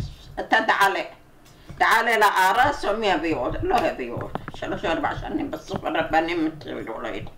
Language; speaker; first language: Hebrew; non-native, learner; Arabic